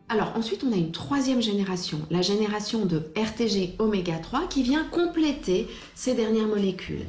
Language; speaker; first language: French; native; French